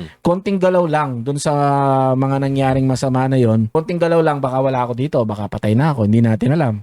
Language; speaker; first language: Filipino; native; Filipino